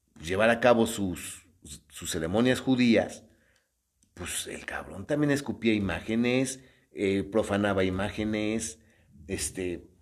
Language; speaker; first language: Spanish; native; Spanish